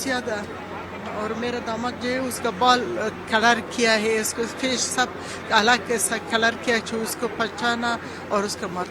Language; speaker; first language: Hindi; non-native, learner; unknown